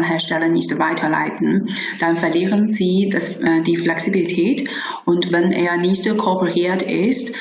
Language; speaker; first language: German; non-native, fluent; Chinese